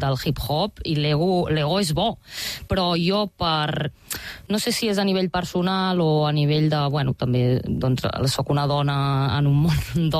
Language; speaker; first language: Catalan; native; Catalan